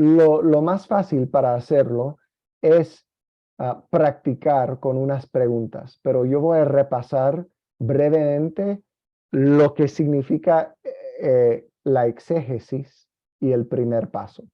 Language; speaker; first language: Spanish; non-native, fluent; English